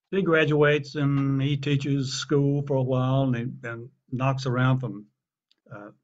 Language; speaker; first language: English; native; English